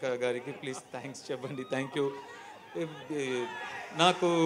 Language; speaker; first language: Telugu; non-native, learner; Tamil